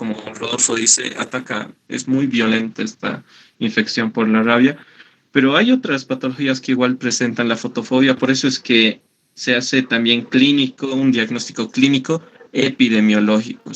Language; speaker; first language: Spanish; native; Spanish